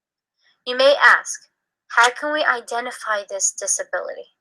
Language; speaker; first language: English; native; English